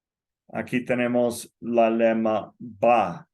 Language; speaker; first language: Spanish; non-native, fluent; English